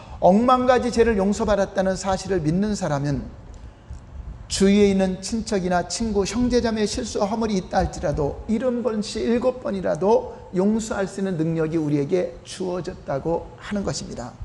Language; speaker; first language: Korean; native; Korean